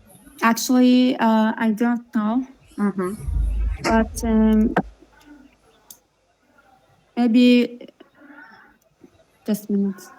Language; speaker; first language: English; non-native, learner; Arabic